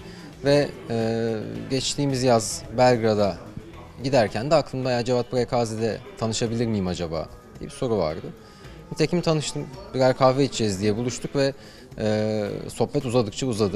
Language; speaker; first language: Turkish; native; Turkish